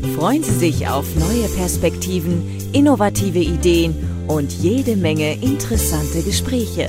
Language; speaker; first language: German; native; German